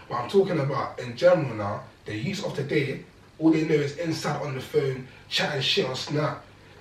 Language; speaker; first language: English; native; English